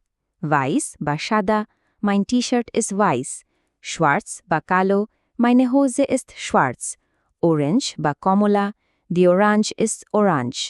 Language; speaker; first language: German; non-native, fluent; Bangla